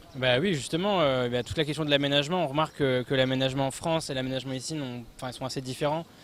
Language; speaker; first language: French; native; French